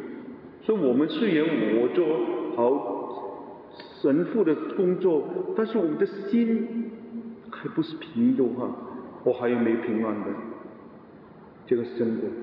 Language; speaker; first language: Chinese; non-native, local second language; Cantonese